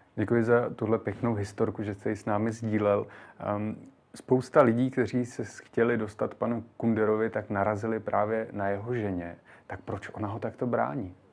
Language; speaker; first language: Czech; native; Czech